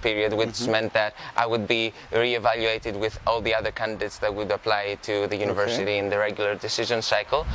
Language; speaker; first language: English; non-native, fluent; Greek